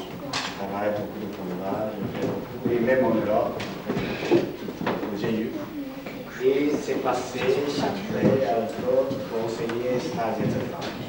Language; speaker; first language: French; non-native, learner; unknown